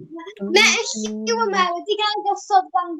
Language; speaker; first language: Welsh; non-native, local second language; English